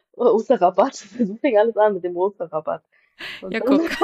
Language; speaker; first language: German; native; German